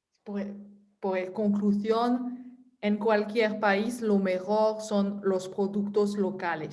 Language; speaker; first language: Spanish; non-native, fluent; French